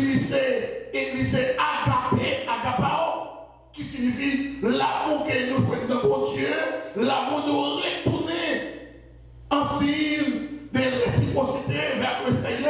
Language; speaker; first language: French; non-native, local second language; Haitian Creole